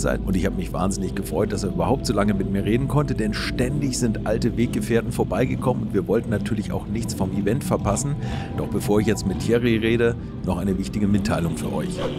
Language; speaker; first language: German; native; German